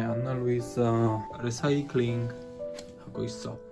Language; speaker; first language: Korean; non-native, learner; Polish